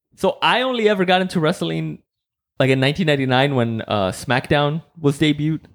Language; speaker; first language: English; non-native, fluent; Spanish